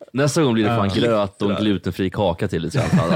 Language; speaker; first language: Swedish; native; Swedish